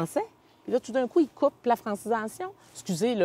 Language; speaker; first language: French; native; French